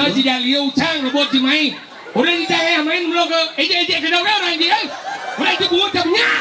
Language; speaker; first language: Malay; non-native, local second language; Balinese